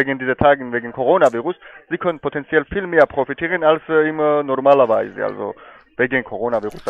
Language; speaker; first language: German; non-native, fluent; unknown